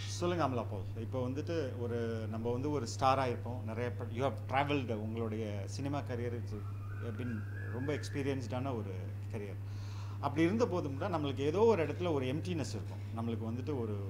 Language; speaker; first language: Tamil; native; Tamil